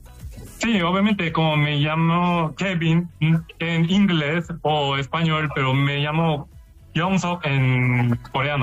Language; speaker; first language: Spanish; non-native, fluent; Korean